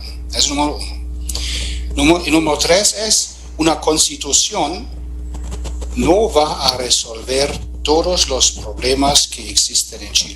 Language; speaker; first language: Spanish; non-native, fluent; German